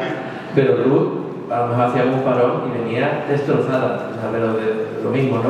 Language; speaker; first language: Spanish; native; Spanish